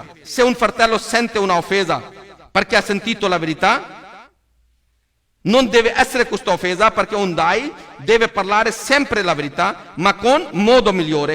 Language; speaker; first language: Italian; non-native, learner; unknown